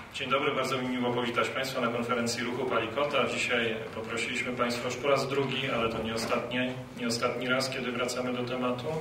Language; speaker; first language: Polish; native; Polish